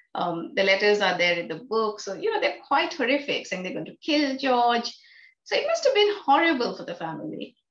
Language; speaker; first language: English; non-native, local second language; Bangla